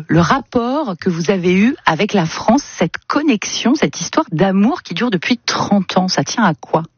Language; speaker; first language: French; native; French